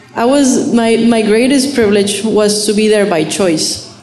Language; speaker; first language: English; non-native, fluent; Spanish